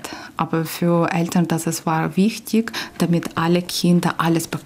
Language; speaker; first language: German; non-native, learner; Ukrainian